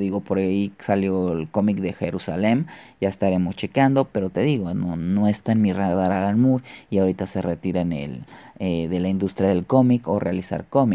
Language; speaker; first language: Spanish; native; Spanish